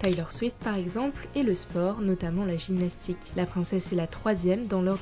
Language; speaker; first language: French; native; French